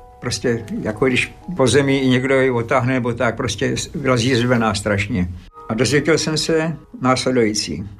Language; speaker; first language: Czech; early bilingual, other home language; Slovak